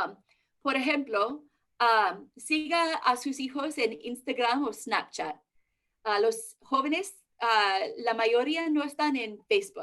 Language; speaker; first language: Spanish; early bilingual, heritage; English